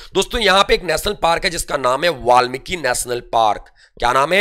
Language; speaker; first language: Hindi; native; Hindi